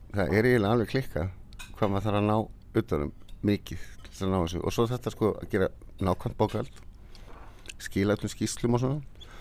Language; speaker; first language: Icelandic; native; Icelandic